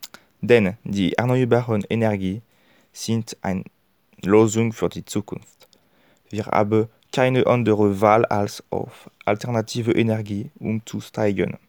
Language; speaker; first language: German; non-native, learner; French